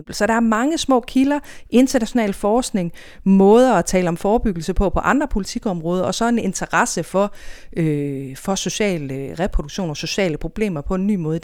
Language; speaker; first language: Danish; native; Danish